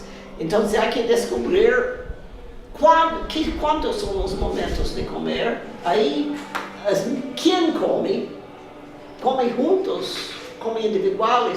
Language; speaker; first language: Spanish; non-native, fluent; English